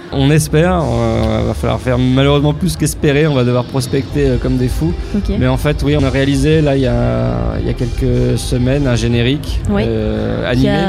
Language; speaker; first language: French; native; French